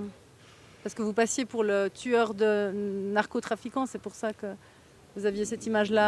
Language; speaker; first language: French; native; French